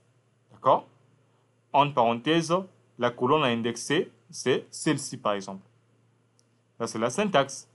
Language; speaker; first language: French; non-native, local second language; Lingala